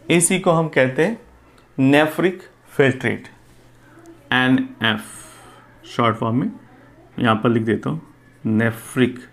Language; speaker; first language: Hindi; non-native, local second language; Gujarati